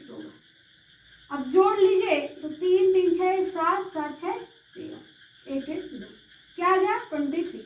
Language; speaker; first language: Hindi; native; Hindi